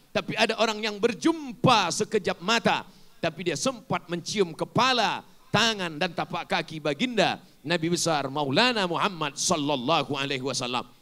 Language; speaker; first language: Malay; native; Malay